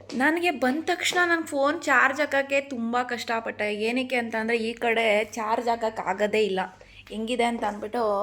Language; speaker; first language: Kannada; native; Kannada